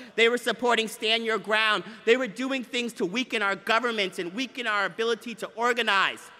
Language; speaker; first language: English; native; English